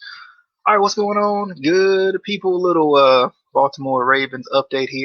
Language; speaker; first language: English; native; English